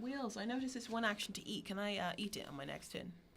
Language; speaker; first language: English; native; English